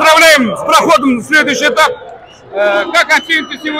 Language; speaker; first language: Russian; non-native, local second language; Kazakh